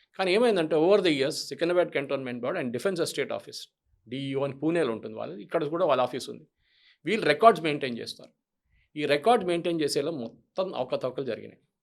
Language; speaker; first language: Telugu; non-native, local second language; Malayalam